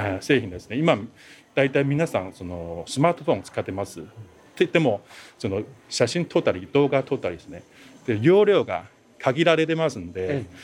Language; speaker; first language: Japanese; non-native, fluent; Chinese